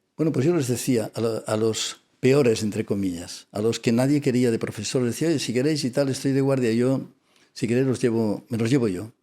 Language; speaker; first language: Spanish; non-native, local second language; Catalan